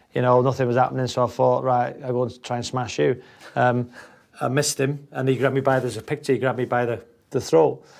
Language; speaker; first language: English; native; English